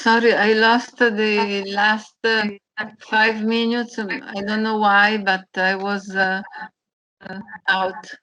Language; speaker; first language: English; non-native, learner; Italian